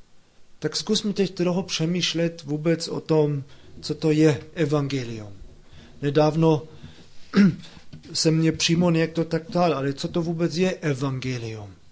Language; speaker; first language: Czech; non-native, fluent; German